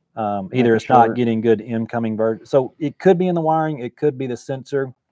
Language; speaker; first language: English; native; English